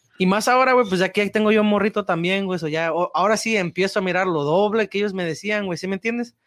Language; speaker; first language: Spanish; early bilingual, heritage; Spanish